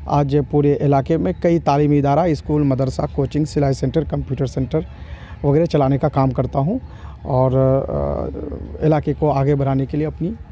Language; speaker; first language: Hindi; native; Hindi